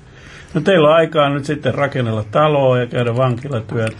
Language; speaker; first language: Finnish; native; Finnish